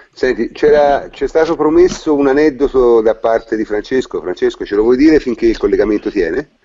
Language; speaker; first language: Italian; native; Italian